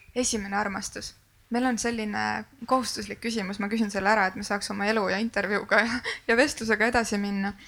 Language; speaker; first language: Estonian; native; Estonian